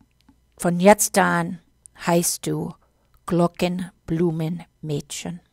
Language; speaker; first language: German; non-native, fluent; English